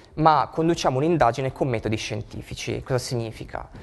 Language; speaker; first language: Italian; native; Italian